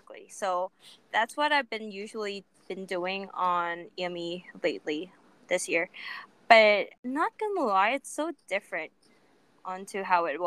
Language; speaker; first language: English; non-native, local second language; Cebuano